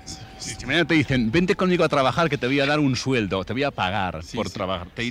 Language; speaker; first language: Spanish; native; Spanish